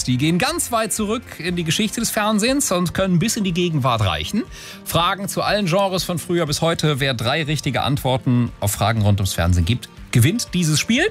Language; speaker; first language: German; native; German